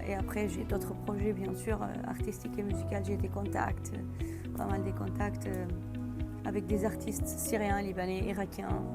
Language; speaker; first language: French; non-native, fluent; Arabic